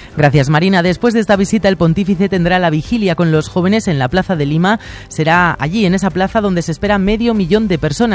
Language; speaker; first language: Spanish; native; Spanish